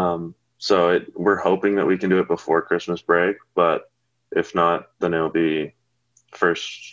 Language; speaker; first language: English; native; English